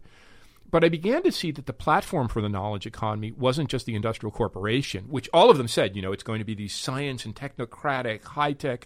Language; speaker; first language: English; native; English